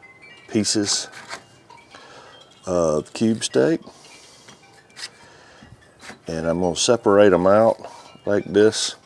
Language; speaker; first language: English; native; English